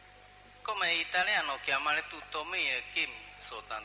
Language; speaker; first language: Italian; non-native, learner; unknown